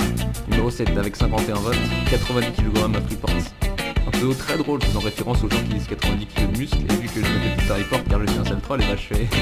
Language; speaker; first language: French; native; French